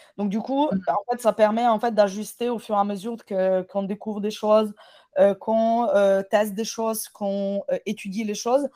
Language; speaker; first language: French; non-native, fluent; Ukrainian